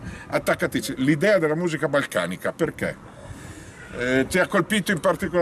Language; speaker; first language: Italian; native; Italian